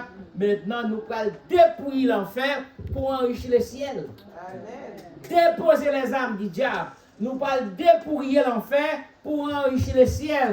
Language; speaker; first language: French; non-native, local second language; Haitian Creole